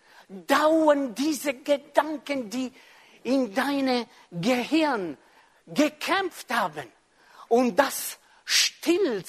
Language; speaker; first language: German; non-native, fluent; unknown